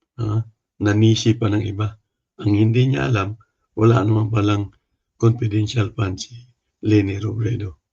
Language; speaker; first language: Filipino; non-native, local second language; Cebuano